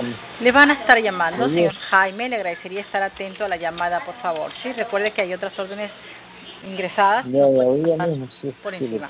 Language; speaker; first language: Spanish; native; Spanish